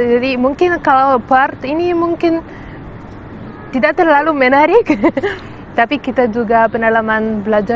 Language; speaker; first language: Indonesian; non-native, learner; Arabic